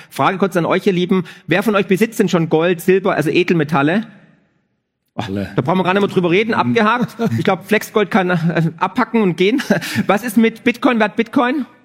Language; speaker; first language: German; native; German